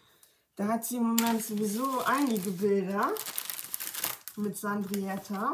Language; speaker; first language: German; native; German